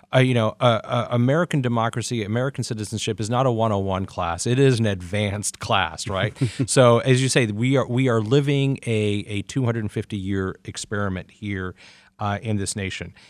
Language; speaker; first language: English; native; English